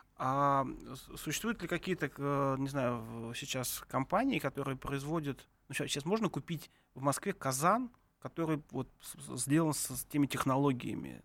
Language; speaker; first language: Russian; native; Russian